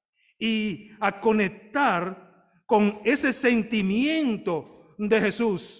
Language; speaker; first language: Spanish; native; Spanish